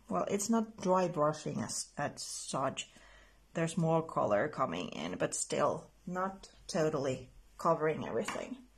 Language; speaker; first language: English; non-native, fluent; Finnish